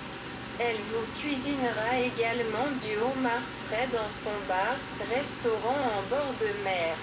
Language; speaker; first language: French; non-native, local second language; Haitian Creole